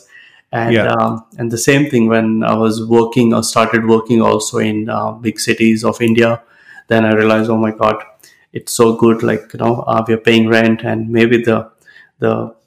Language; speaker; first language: English; non-native, local second language; Hindi